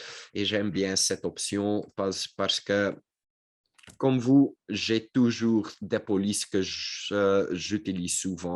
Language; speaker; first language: French; non-native, local second language; Dutch